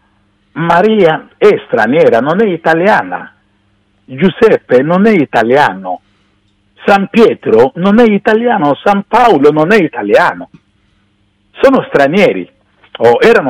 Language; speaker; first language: Italian; non-native, fluent; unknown